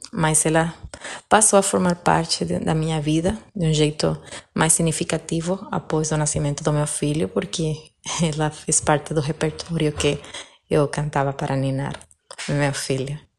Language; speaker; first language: Portuguese; non-native, fluent; Spanish